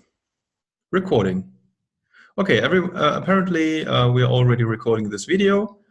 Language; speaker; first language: English; non-native, fluent; German